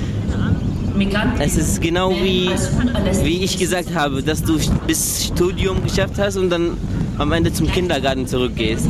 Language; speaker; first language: German; early bilingual, other home language; Arabic